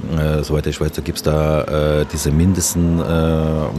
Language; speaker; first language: German; non-native, learner; Ukrainian